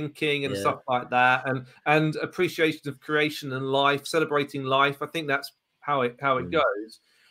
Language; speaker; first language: English; native; English